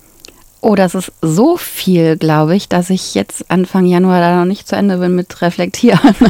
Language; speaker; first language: German; native; German